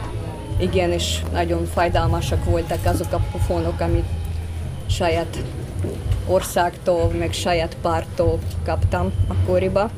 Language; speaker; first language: Hungarian; non-native, fluent; Russian